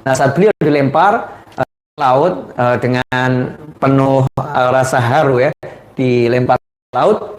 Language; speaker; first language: Indonesian; native; Indonesian